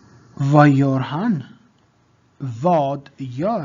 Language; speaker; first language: Swedish; non-native, fluent; Tigrinya